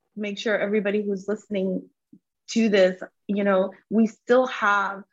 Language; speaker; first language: English; early bilingual, other home language; Spanish